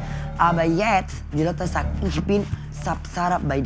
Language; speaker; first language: German; non-native, learner; Indonesian